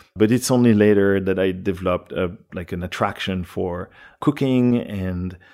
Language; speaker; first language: English; non-native, fluent; French